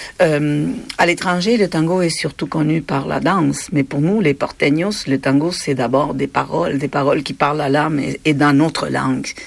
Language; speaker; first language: French; non-native, fluent; Spanish